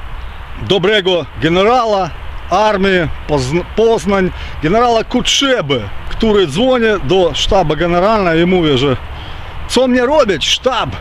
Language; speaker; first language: Polish; early bilingual, heritage; Ukrainian